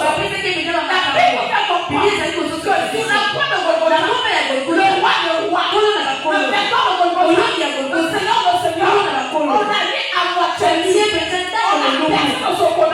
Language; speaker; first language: French; non-native, local second language; Lingala